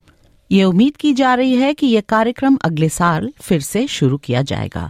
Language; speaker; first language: Hindi; native; Hindi